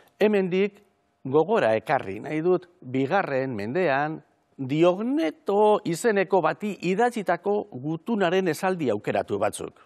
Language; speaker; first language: Basque; native; Basque